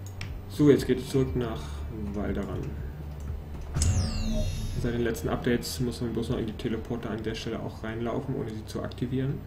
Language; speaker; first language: German; native; German